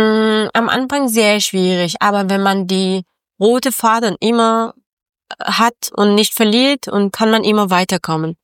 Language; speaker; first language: German; non-native, learner; Persian